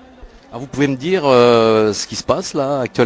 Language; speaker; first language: French; native; French